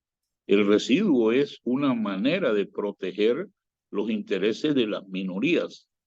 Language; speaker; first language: Spanish; native; Spanish